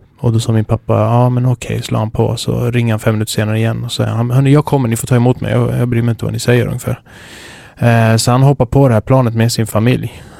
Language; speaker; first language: Swedish; early bilingual, other home language; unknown